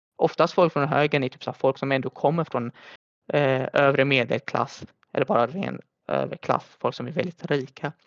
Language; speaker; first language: Swedish; early bilingual, other home language; Arabic